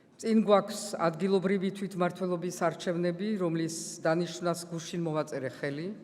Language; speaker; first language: Georgian; early bilingual, heritage; Georgian